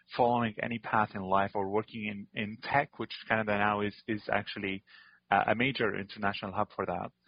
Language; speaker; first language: English; non-native, fluent; Arabic